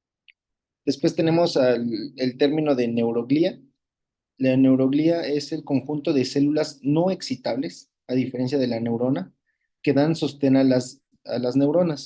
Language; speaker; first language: Spanish; native; Spanish